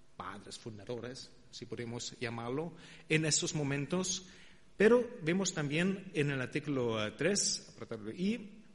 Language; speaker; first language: Spanish; non-native, fluent; German